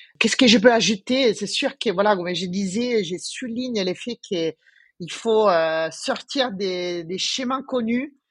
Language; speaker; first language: French; non-native, fluent; Italian